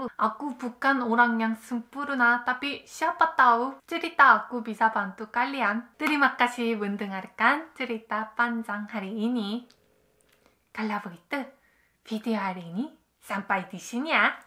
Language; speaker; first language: Indonesian; non-native, learner; Korean